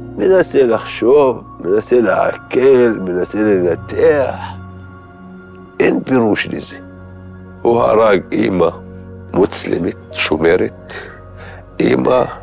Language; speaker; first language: Hebrew; non-native, local second language; Arabic